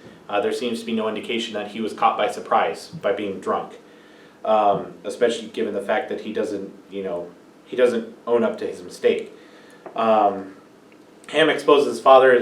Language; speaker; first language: English; native; English